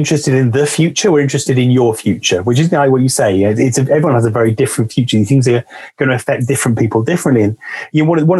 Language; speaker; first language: English; native; English